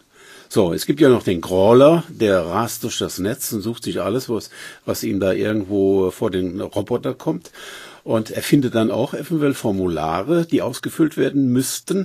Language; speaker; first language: German; native; German